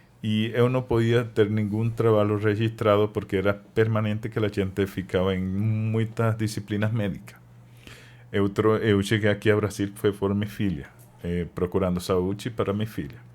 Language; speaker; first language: Portuguese; non-native, learner; Spanish